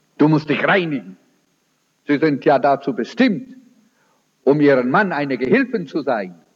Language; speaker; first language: German; early bilingual, heritage; German